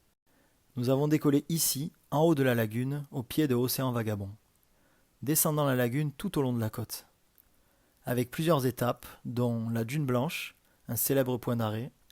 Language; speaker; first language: French; native; French